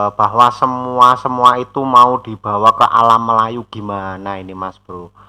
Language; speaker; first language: Indonesian; native; Indonesian